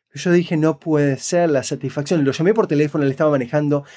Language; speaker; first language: Spanish; native; Spanish